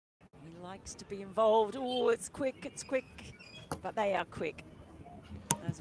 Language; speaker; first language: English; native; English